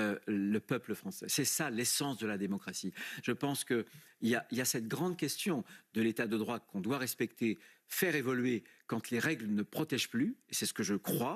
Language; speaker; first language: French; native; French